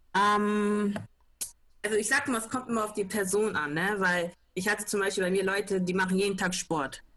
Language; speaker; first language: German; native; German